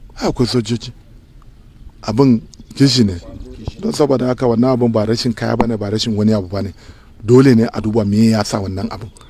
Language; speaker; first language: Hausa; non-native, local second language; Kanuri